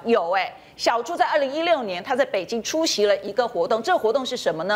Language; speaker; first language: Chinese; native; Chinese